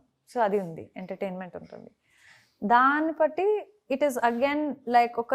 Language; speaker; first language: Telugu; non-native, fluent; Kannada